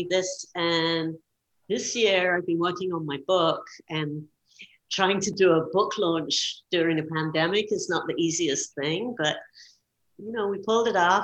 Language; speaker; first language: English; native; English